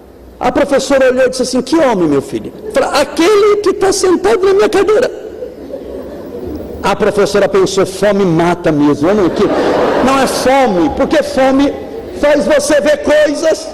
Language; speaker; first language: Portuguese; native; Portuguese